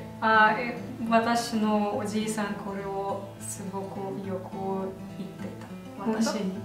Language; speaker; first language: Japanese; non-native, fluent; Russian